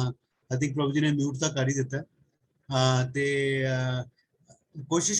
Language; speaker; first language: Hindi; non-native, local second language; Punjabi